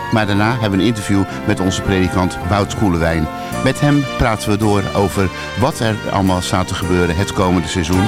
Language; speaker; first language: Dutch; native; Dutch